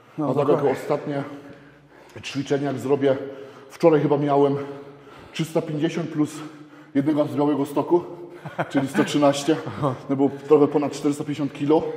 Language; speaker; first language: Polish; early bilingual, heritage; Polish